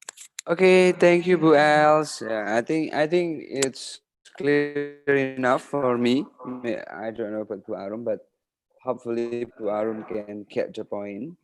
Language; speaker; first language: English; non-native, fluent; Indonesian